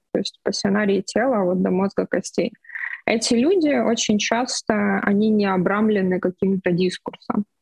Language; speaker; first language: Russian; non-native, local second language; Ukrainian